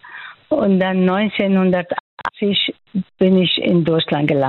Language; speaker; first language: German; non-native, fluent; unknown